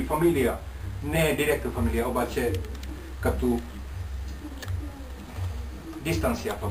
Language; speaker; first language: Bulgarian; non-native, learner; Finnish